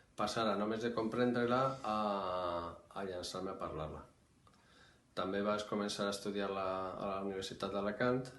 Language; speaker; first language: Catalan; non-native, local second language; Spanish